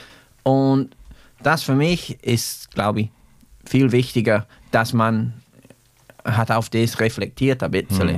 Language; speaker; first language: German; non-native, fluent; English